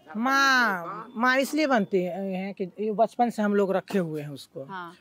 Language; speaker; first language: Hindi; native; Hindi